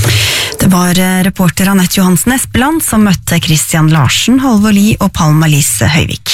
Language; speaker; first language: Norwegian; native; Norwegian